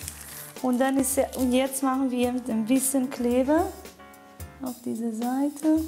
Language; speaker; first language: German; non-native, fluent; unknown